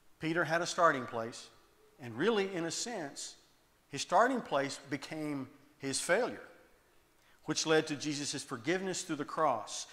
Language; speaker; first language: English; native; English